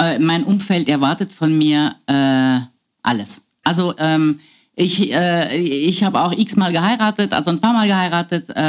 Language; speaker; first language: German; non-native, fluent; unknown